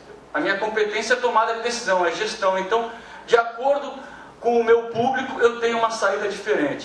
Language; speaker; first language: Portuguese; native; Portuguese